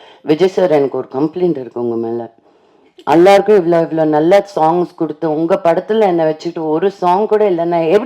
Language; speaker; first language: Tamil; non-native, local second language; Telugu